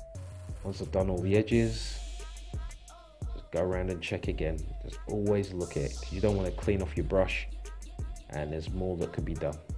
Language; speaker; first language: English; native; English